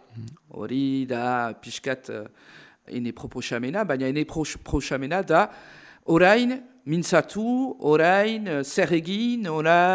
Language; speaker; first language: Basque; non-native, local second language; French